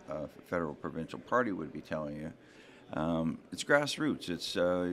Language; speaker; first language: English; native; English